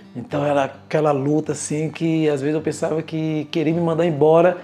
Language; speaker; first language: Portuguese; native; Portuguese